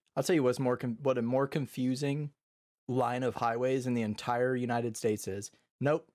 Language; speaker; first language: English; native; English